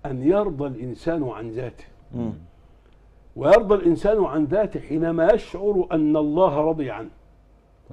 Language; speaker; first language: Arabic; native; Arabic